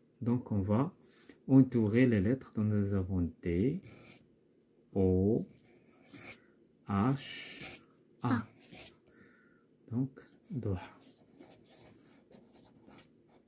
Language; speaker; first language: French; non-native, local second language; Arabic